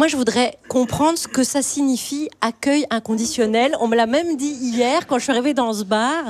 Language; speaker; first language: French; native; French